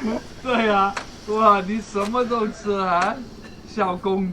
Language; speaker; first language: Chinese; non-native, fluent; Dutch